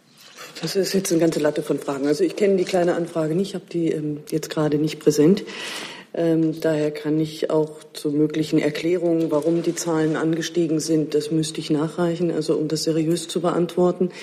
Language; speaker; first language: German; native; German